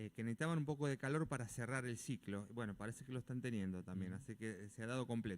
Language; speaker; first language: Spanish; native; Spanish